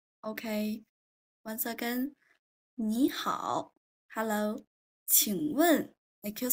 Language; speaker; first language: English; non-native, fluent; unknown